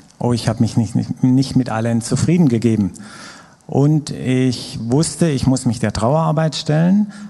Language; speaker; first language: German; native; German